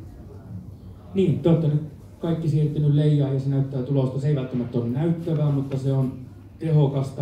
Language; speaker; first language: Finnish; native; Finnish